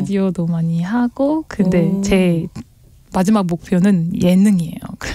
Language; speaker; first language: Korean; non-native, learner; French